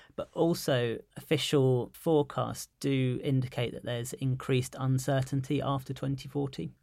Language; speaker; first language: English; native; English